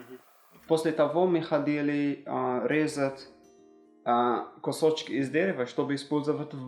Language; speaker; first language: Russian; non-native, learner; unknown